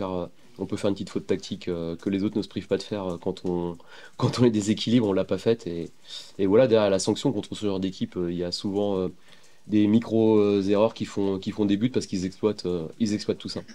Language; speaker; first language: French; native; French